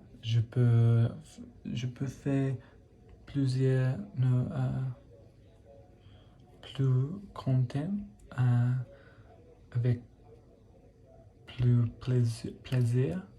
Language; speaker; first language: French; non-native, learner; English